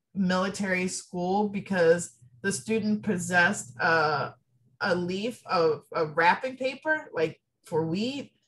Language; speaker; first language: English; native; English